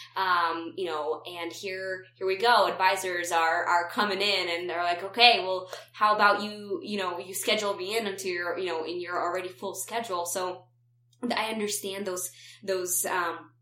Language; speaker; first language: English; non-native, fluent; Romanian